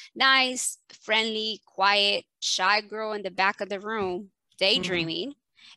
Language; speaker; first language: English; early bilingual, other home language; Spanish